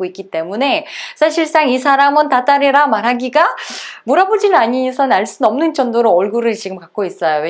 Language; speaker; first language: Korean; non-native, fluent; Uzbek